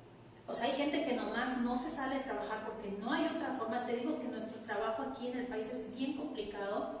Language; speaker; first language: Spanish; native; Spanish